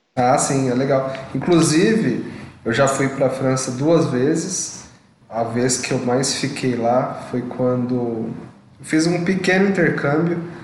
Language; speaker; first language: Portuguese; native; Portuguese